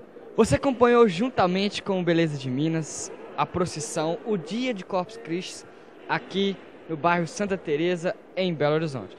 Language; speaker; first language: Portuguese; native; Portuguese